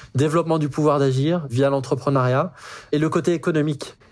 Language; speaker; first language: French; native; French